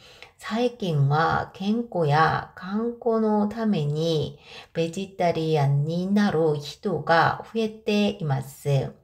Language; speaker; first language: Japanese; non-native, fluent; Korean